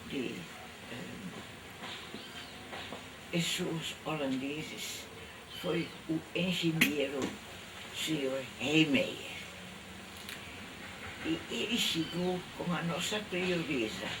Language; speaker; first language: Portuguese; non-native, fluent; Dutch